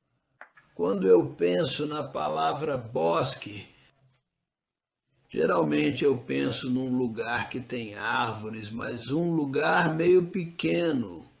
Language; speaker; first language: Portuguese; non-native, fluent; English